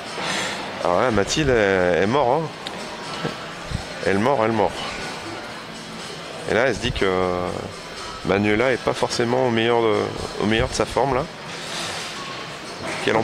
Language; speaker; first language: French; native; French